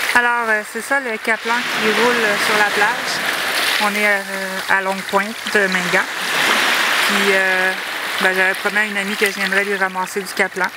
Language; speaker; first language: French; native; French